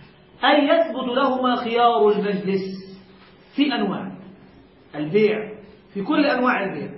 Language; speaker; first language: Arabic; native; Arabic